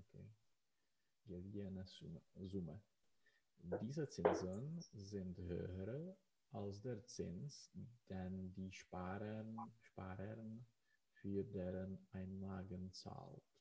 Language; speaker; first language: German; non-native, learner; Czech